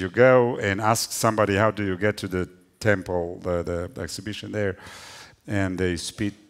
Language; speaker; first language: English; non-native, fluent; Romanian